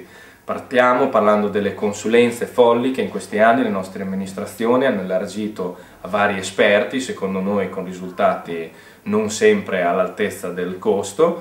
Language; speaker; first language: Italian; native; Italian